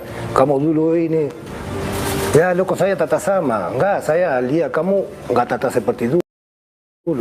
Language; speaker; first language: Indonesian; non-native, fluent; Spanish